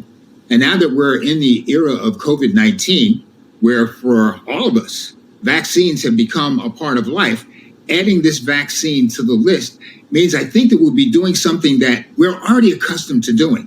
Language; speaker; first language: English; native; English